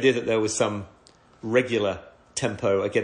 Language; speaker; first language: English; native; English